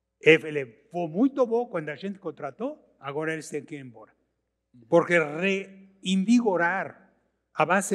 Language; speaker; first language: Portuguese; non-native, learner; Spanish